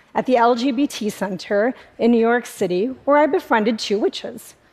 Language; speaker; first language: English; native; English